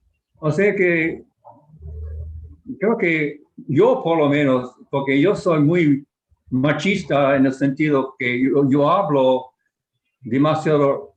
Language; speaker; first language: Spanish; non-native, fluent; English